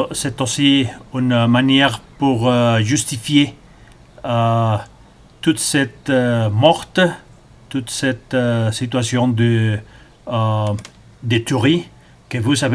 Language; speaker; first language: French; non-native, learner; Spanish